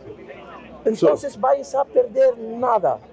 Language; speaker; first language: Spanish; non-native, fluent; Arabic